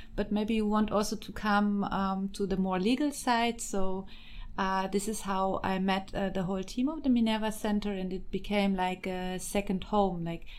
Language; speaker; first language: English; non-native, fluent; German